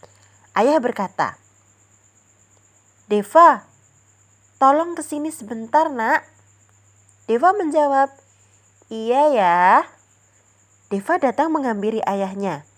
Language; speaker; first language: Indonesian; native; Indonesian